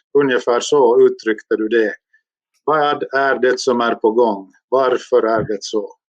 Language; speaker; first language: Swedish; native; Swedish